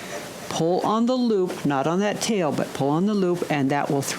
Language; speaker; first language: English; native; English